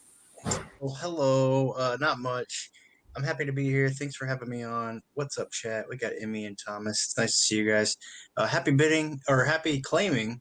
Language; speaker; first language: English; native; English